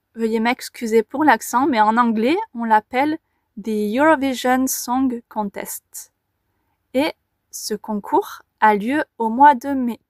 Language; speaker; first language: French; native; French